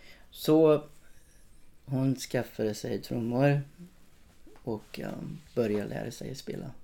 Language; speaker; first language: Swedish; non-native, fluent; English